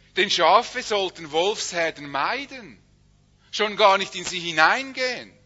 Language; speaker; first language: German; native; German